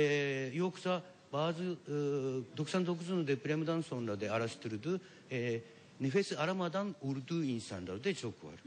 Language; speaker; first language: Turkish; non-native, learner; Japanese